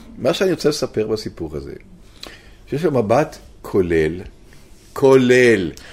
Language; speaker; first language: Hebrew; native; Hebrew